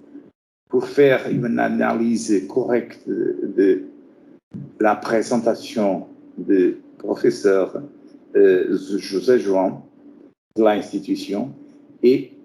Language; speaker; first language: French; non-native, fluent; Portuguese